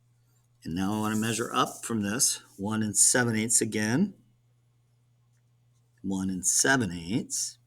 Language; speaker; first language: English; native; English